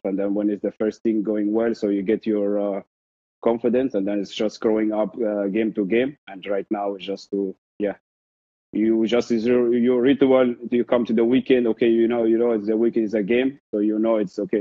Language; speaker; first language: English; non-native, fluent; Arabic